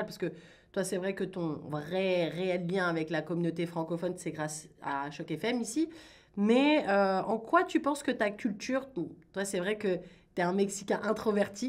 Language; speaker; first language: French; native; French